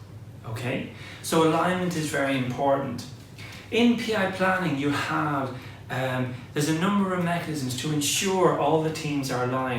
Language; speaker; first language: English; native; English